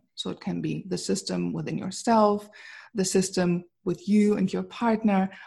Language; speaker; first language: English; non-native, fluent; German